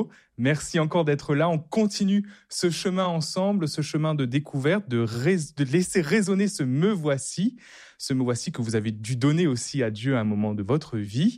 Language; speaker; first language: French; native; French